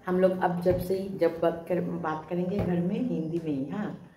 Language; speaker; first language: Hindi; non-native, local second language; Bangla